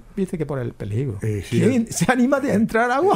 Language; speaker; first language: Spanish; non-native, fluent; Korean